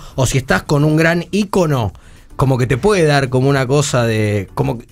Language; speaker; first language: Spanish; native; Spanish